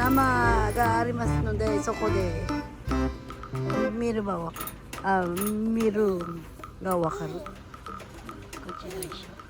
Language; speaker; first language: Japanese; non-native, learner; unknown